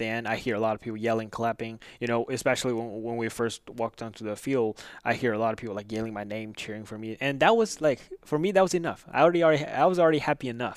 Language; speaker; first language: English; non-native, fluent; Chinese